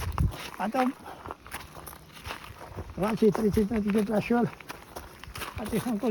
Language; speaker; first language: Russian; non-native, learner; Georgian